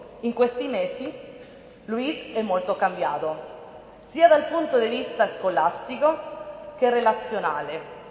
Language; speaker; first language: Italian; non-native, fluent; Spanish